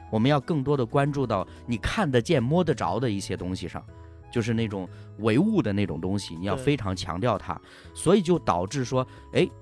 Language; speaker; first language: Chinese; native; Chinese